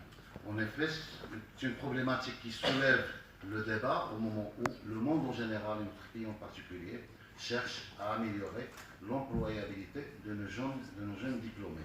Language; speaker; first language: French; native; French